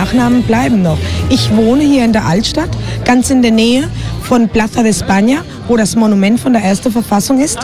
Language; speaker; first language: German; non-native, fluent; Spanish